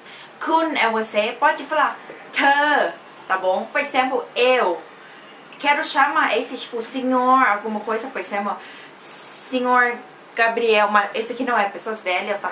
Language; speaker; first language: Portuguese; non-native, fluent; Thai